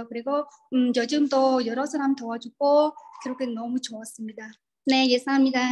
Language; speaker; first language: Korean; non-native, learner; Khmer